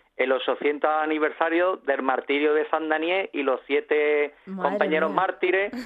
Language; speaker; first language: Spanish; native; Spanish